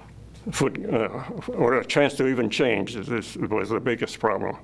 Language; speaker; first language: English; native; English